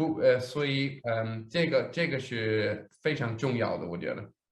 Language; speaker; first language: Chinese; non-native, fluent; Danish